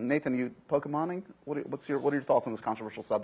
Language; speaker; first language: English; native; English